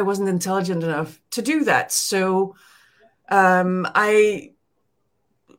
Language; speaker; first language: English; non-native, fluent; Danish